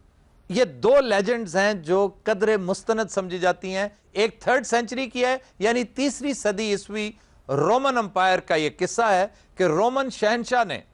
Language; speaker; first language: Urdu; native; Urdu